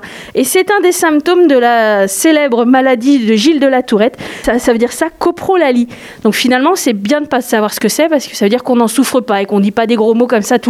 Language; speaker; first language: French; native; French